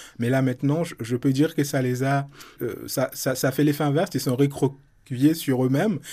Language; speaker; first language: French; non-native, local second language; Soninke